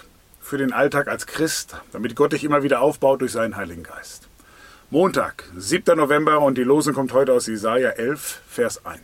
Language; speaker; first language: German; native; German